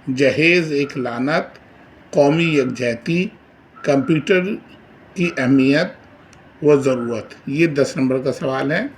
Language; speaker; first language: Urdu; native; Urdu